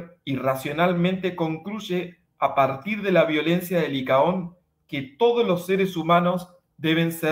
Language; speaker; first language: Spanish; native; Spanish